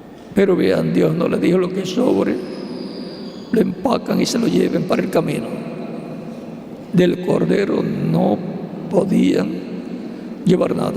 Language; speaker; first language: Spanish; native; Spanish